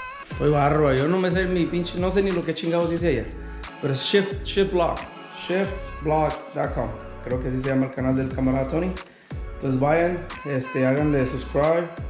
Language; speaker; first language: Spanish; native; Spanish